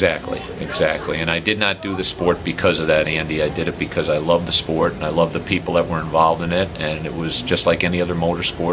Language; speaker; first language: English; native; English